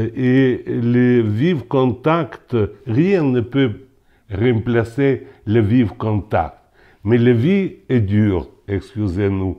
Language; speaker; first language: French; non-native, local second language; Ukrainian